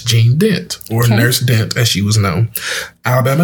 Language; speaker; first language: English; native; English